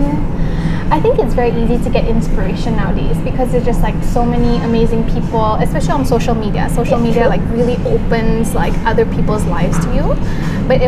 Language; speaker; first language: English; non-native, local second language; Malay